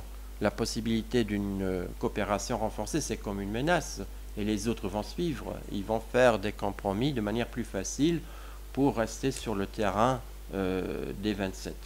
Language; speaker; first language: French; non-native, local second language; Luxembourgish